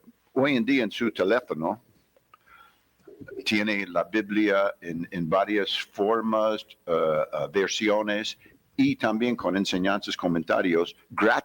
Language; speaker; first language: Spanish; non-native, fluent; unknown